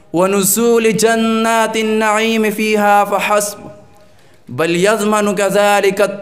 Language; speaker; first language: Arabic; non-native, fluent; Urdu